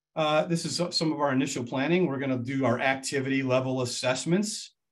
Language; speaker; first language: English; native; English